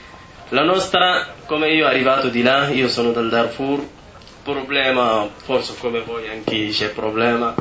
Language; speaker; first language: Italian; non-native, learner; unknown